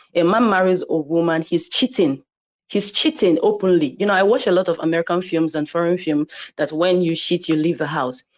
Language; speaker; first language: English; non-native, local second language; Igbo